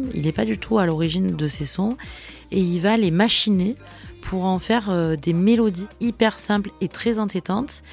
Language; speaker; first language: French; native; French